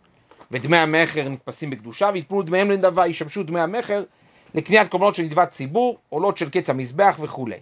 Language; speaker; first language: Hebrew; native; Hebrew